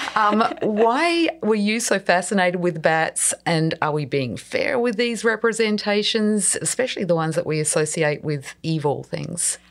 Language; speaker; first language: English; native; English